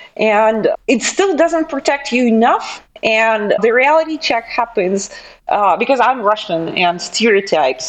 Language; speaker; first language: English; non-native, fluent; Russian